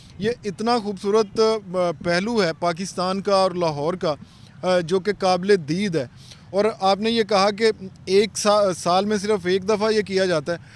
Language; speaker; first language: Urdu; non-native, local second language; Punjabi